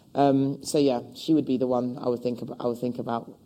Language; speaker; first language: English; native; English